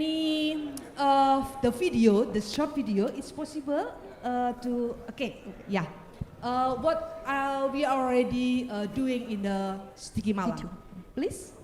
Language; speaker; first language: English; non-native, learner; Indonesian